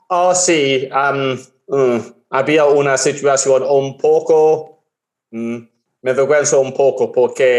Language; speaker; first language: Spanish; non-native, learner; English